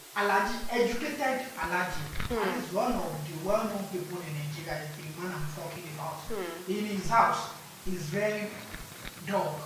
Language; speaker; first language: English; non-native, local second language; Yoruba